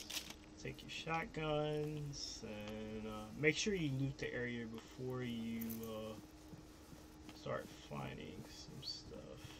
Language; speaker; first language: English; native; English